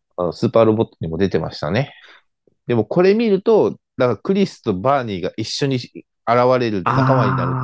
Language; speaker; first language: Japanese; native; Japanese